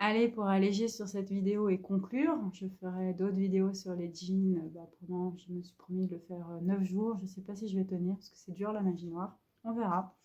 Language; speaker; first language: French; native; French